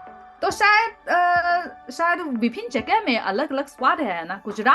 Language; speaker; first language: Hindi; non-native, learner; Chinese